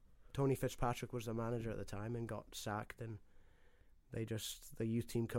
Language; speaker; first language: English; native; English